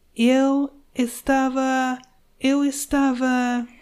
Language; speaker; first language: Portuguese; non-native, fluent; English